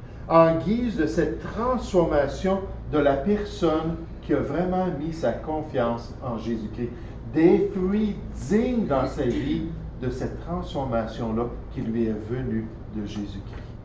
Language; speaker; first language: French; native; French